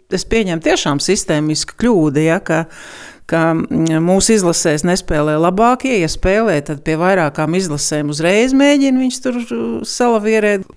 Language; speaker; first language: Latvian; native; Latvian